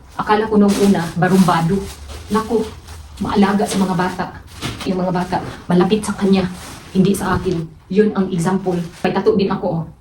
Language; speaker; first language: Filipino; non-native, local second language; Cebuano